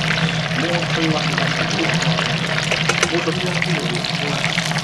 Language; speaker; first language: Japanese; native; Japanese